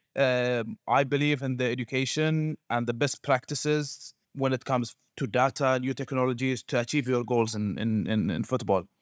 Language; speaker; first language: English; non-native, fluent; Arabic